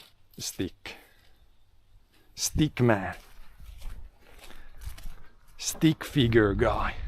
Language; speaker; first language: English; non-native, fluent; Swedish